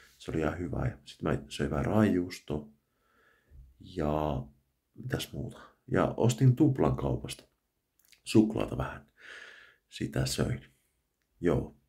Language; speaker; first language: Finnish; native; Finnish